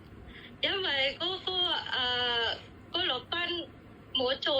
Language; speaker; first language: Cantonese; non-native, learner; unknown